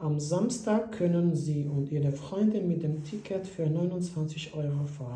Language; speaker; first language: German; non-native, fluent; Albanian